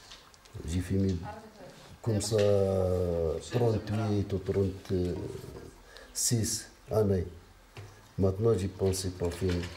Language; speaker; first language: French; non-native, learner; Riffian